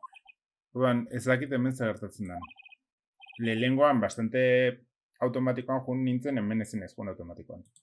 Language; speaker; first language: Basque; non-native, local second language; Spanish